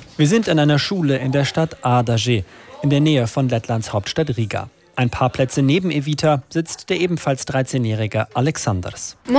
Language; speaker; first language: German; native; German